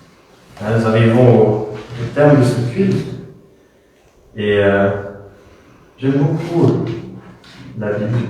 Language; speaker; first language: French; native; French